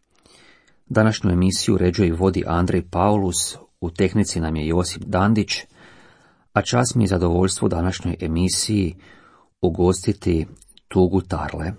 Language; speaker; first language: Croatian; native; Croatian